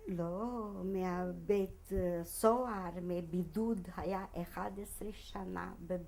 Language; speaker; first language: Hebrew; non-native, fluent; Hungarian